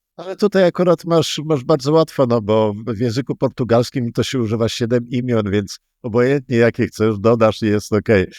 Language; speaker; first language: Polish; native; Polish